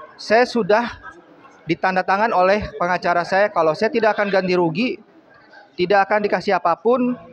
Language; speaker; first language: Indonesian; native; Indonesian